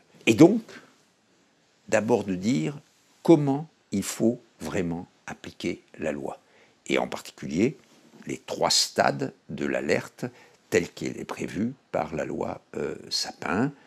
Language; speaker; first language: French; native; French